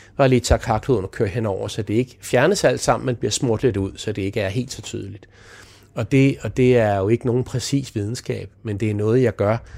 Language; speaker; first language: Danish; native; Danish